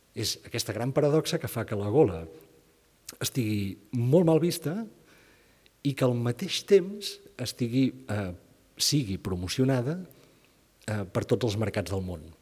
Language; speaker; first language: Catalan; native; Catalan